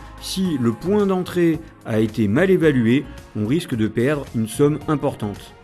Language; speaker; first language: French; native; French